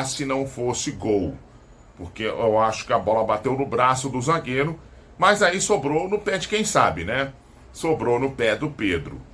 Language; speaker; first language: Portuguese; native; Portuguese